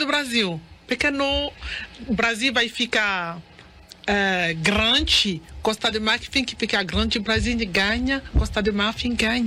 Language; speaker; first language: Portuguese; non-native, learner; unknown